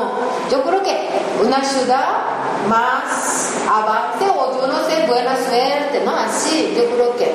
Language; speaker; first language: Spanish; non-native, learner; Japanese